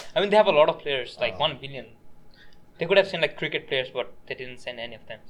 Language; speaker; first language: English; non-native, local second language; Nepali